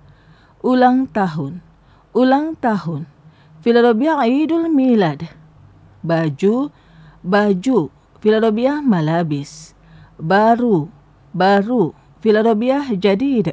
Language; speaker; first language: Arabic; non-native, fluent; Indonesian